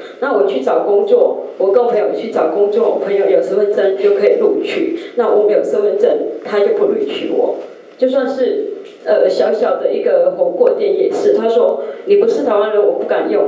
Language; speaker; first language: Chinese; non-native, fluent; Vietnamese